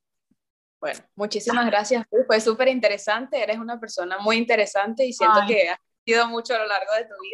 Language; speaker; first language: Spanish; native; Spanish